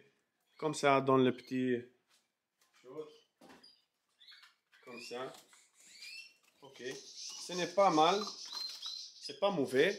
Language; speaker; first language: French; non-native, fluent; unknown